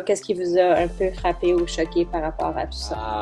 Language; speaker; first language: French; native; French